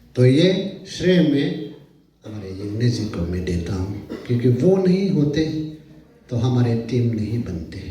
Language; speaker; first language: Hindi; non-native, local second language; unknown